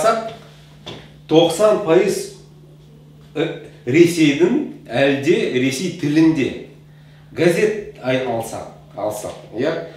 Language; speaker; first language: Kazakh; non-native, local second language; Russian